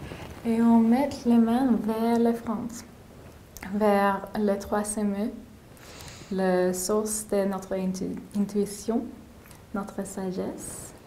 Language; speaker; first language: French; non-native, learner; English